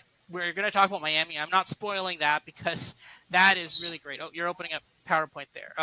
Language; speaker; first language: English; native; English